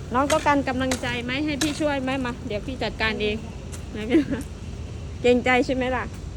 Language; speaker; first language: Thai; native; Thai